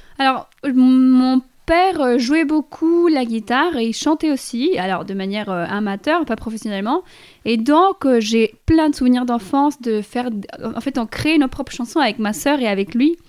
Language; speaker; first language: French; non-native, fluent; Spanish